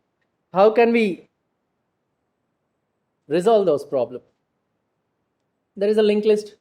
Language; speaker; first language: English; non-native, local second language; Gujarati